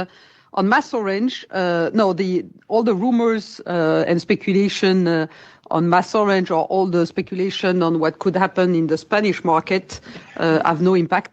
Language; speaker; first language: English; non-native, fluent; French